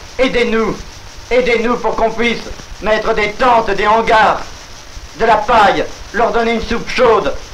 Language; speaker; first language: French; native; French